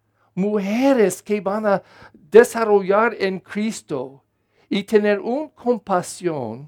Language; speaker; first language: Spanish; non-native, fluent; English